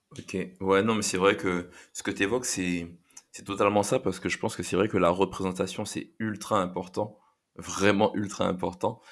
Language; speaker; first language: French; native; French